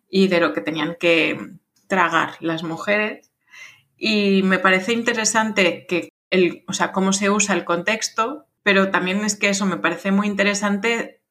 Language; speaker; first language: Spanish; non-native, fluent; French